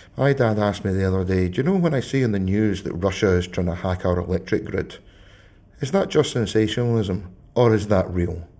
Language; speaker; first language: English; native; English